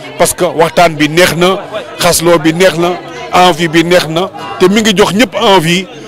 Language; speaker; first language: Wolof; native; Wolof